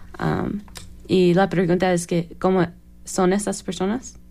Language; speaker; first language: Spanish; non-native, learner; English